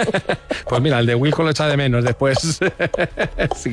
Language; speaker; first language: Spanish; native; Spanish